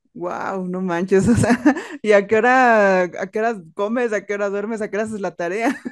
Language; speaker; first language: Spanish; native; Spanish